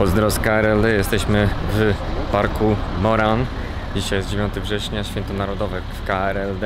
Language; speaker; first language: Polish; native; Polish